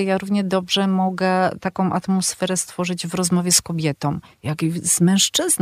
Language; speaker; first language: Polish; native; Polish